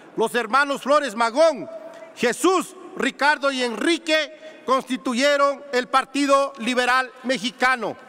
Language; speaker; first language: Spanish; native; Spanish